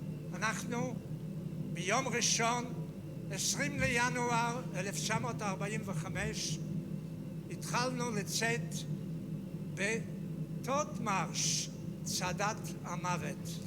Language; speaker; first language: Hebrew; non-native, fluent; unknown